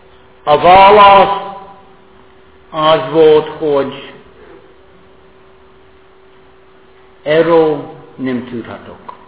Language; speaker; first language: Hungarian; non-native, fluent; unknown